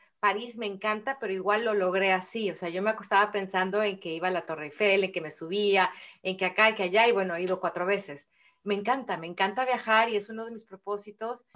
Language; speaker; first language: Spanish; native; Spanish